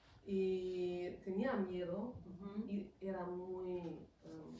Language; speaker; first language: Spanish; non-native, fluent; German